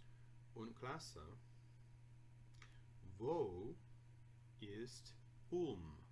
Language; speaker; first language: German; non-native, fluent; English